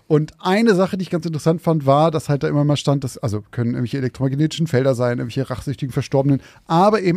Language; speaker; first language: German; native; German